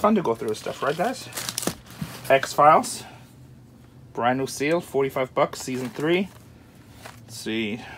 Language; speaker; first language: English; non-native, fluent; German